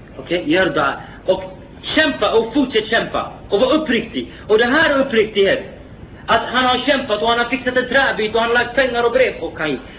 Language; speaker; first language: Swedish; non-native, fluent; Arabic